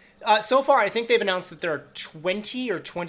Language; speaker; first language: English; native; English